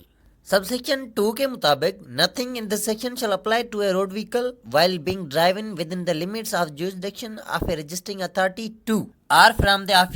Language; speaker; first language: Urdu; native; Urdu